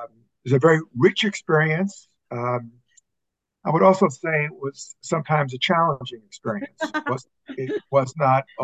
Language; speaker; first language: English; native; English